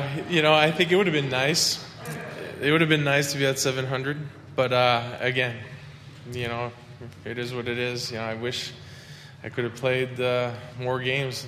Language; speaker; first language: English; non-native, fluent; French